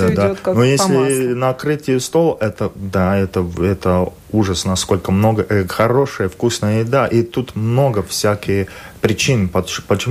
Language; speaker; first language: Russian; non-native, local second language; Latvian